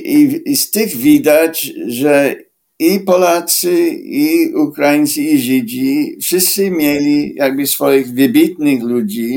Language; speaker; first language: Polish; non-native, fluent; English